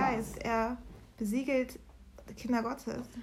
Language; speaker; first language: German; native; German